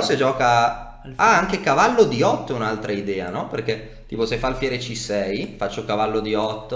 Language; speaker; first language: Italian; native; Italian